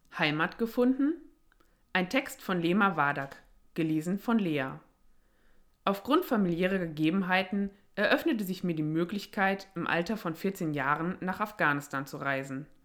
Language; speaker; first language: German; native; German